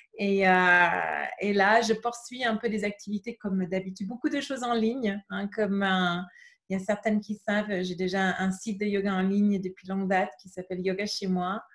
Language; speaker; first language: French; non-native, fluent; English